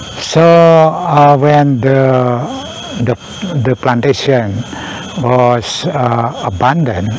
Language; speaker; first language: English; non-native, learner; Indonesian